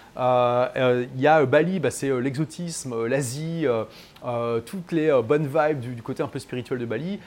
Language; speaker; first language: French; native; French